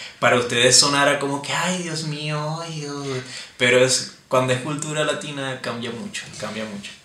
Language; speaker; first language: Spanish; native; Spanish